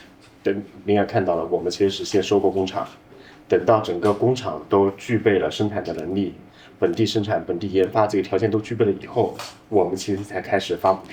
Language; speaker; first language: Chinese; native; Chinese